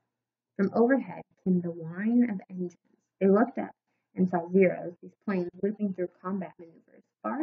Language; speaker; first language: English; native; English